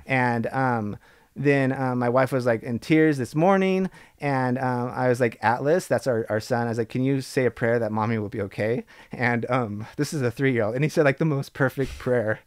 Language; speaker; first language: English; native; English